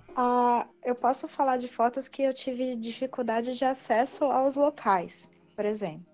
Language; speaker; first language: Portuguese; native; Portuguese